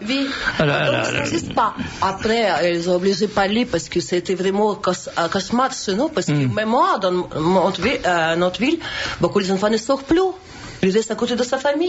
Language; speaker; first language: French; non-native, learner; Russian